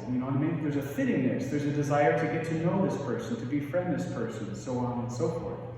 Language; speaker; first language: English; native; English